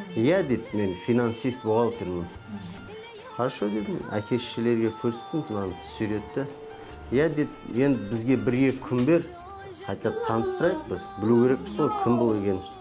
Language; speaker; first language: Kazakh; non-native, local second language; Kurdish